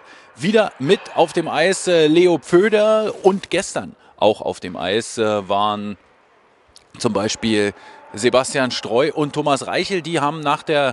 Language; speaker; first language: German; native; German